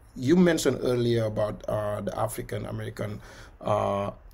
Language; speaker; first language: English; non-native, fluent; Wolof